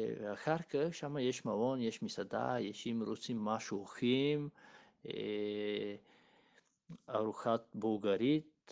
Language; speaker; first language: Hebrew; non-native, learner; Bulgarian